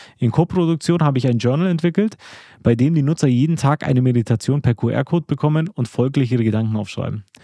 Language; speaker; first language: German; early bilingual, other home language; Albanian